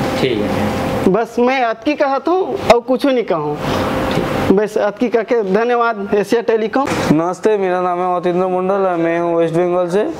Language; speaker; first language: Hindi; native; Hindi